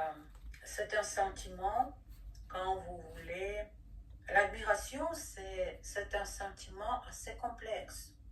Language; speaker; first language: French; non-native, fluent; Ukrainian